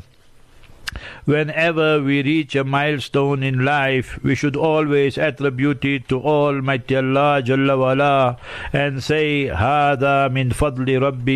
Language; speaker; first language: English; native; English